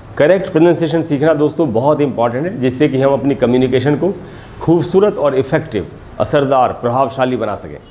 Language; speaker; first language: Hindi; native; Hindi